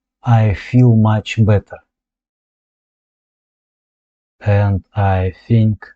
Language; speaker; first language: English; non-native, learner; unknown